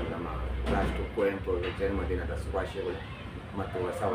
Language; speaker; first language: Kannada; non-native, local second language; Urdu